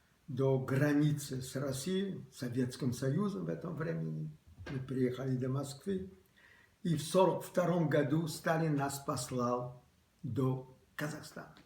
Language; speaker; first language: Russian; early bilingual, other home language; Polish